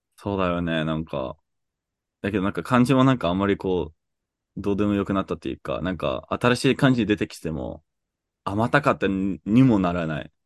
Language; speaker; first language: Japanese; non-native, fluent; English